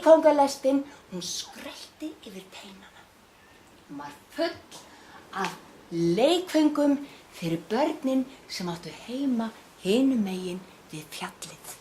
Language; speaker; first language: Icelandic; non-native, fluent; Danish